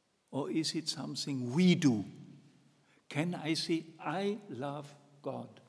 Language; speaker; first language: English; non-native, fluent; German